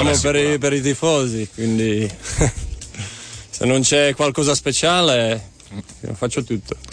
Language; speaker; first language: Italian; non-native, fluent; Czech